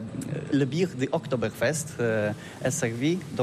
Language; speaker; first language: French; non-native, learner; Polish